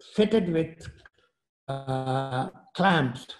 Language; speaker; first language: English; non-native, local second language; Gujarati